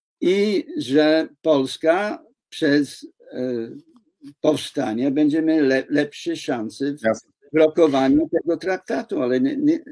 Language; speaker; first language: Polish; non-native, fluent; English